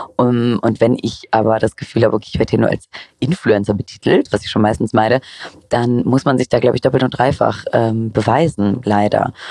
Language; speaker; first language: German; early bilingual, other home language; Greek